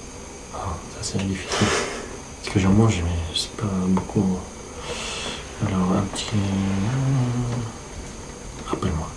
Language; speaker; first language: French; non-native, fluent; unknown